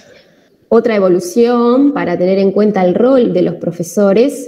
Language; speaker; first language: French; non-native, fluent; Spanish